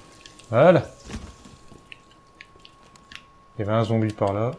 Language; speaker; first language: French; native; French